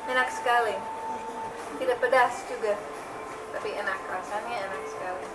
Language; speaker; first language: Indonesian; non-native, fluent; English